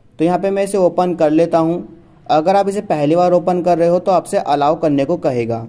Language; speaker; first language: Hindi; native; Hindi